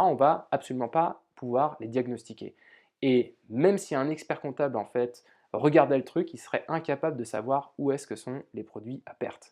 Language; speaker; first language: French; native; French